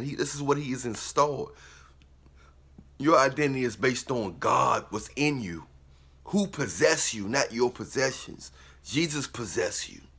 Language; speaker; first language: English; native; English